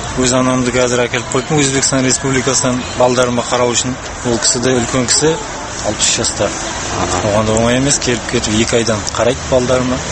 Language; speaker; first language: Kazakh; early bilingual, heritage; Kazakh